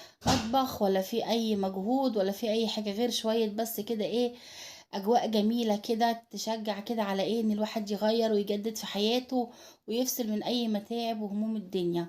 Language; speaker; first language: Arabic; native; Arabic